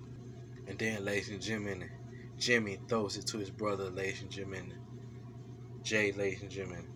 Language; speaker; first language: English; native; English